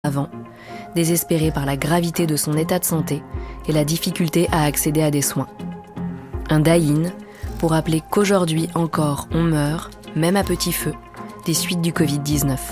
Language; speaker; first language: French; native; French